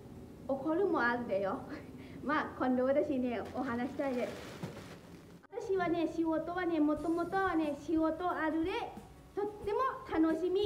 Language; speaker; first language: Japanese; non-native, learner; Lao